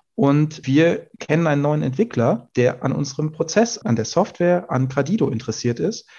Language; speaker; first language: German; native; German